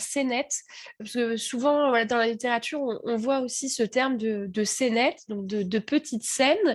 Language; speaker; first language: French; native; French